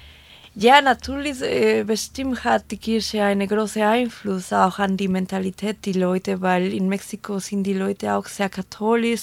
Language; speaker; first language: German; non-native, fluent; Spanish